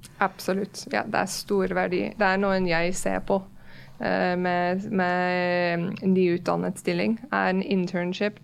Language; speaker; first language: Norwegian; non-native, fluent; English